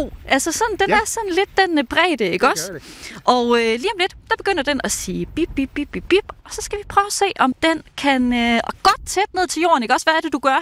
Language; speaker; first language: Danish; native; Danish